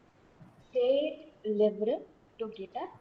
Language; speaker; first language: French; non-native, learner; Tamil